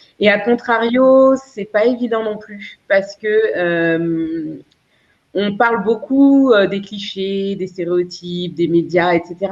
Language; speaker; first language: French; early bilingual, other home language; Lingala